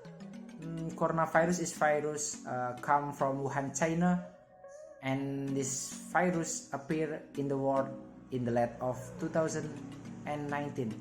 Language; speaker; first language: English; non-native, learner; Indonesian